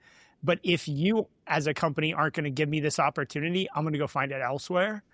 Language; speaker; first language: English; native; English